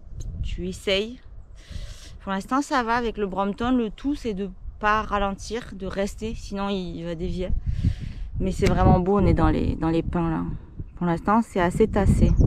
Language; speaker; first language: French; native; French